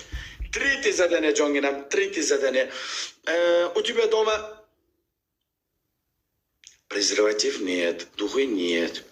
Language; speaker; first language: Russian; non-native, learner; Uzbek